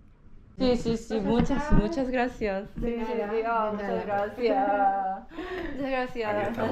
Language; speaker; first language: Spanish; non-native, learner; Korean